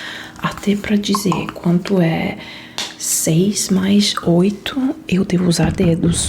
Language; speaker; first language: Portuguese; non-native, fluent; Italian